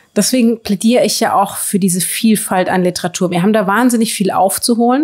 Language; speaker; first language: German; native; German